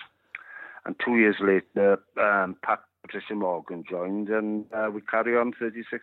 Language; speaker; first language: English; non-native, local second language; Welsh